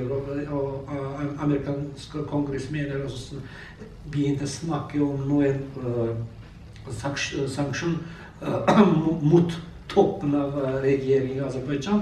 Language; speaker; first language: Norwegian; non-native, learner; Azerbaijani